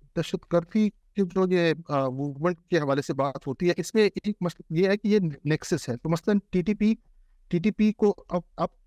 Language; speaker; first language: Urdu; non-native, local second language; Pashto